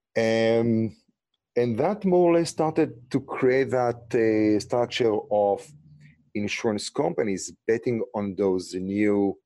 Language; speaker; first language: English; non-native, fluent; Hebrew